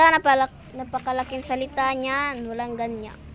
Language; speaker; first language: Filipino; non-native, local second language; Cebuano